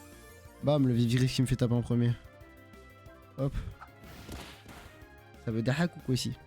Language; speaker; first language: French; native; French